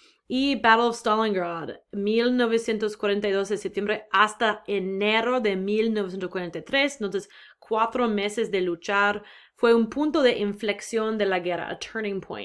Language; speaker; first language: Spanish; non-native, fluent; English